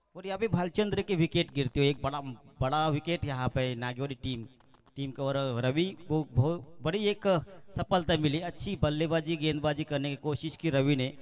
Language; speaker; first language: Hindi; non-native, local second language; Marathi